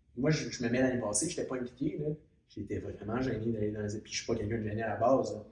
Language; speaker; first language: French; native; French